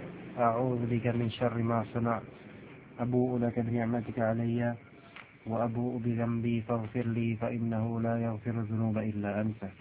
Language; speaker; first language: Arabic; non-native, fluent; Indonesian